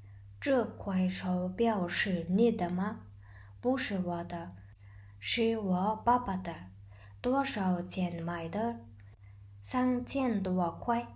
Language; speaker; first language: Chinese; non-native, fluent; Mongolian